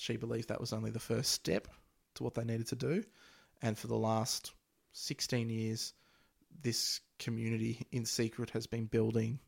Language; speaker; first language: English; native; English